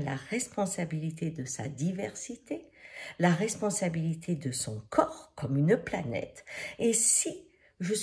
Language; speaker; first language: French; native; French